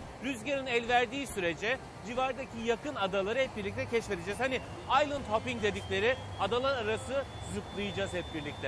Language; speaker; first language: Turkish; native; Turkish